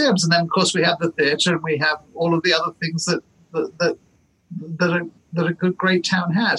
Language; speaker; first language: English; native; English